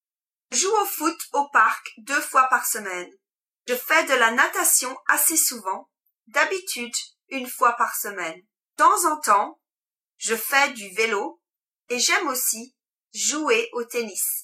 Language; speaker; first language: French; non-native, learner; English